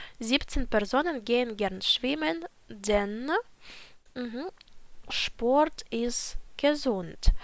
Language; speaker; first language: German; non-native, fluent; Ukrainian